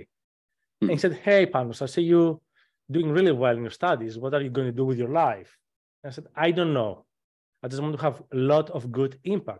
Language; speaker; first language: English; non-native, fluent; Greek